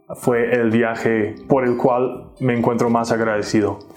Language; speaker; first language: Spanish; non-native, fluent; English